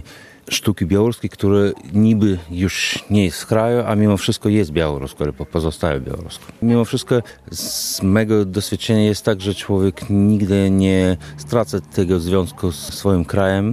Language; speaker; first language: Polish; non-native, fluent; Belarusian